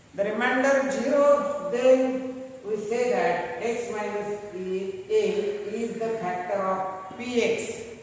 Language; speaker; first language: English; non-native, local second language; Marathi